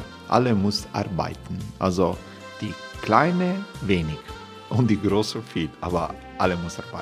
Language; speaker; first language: German; non-native, learner; Croatian